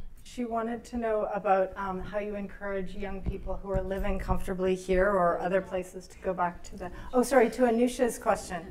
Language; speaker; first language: English; native; English